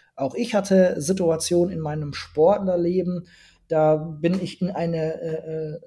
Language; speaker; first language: German; native; German